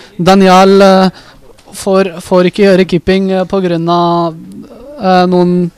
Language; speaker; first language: Norwegian; early bilingual, other home language; Urdu